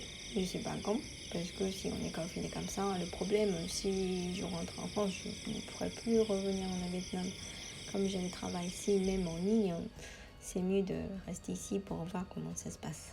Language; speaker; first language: French; non-native, fluent; Japanese